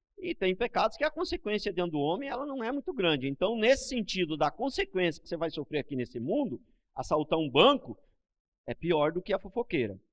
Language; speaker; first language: Portuguese; native; Portuguese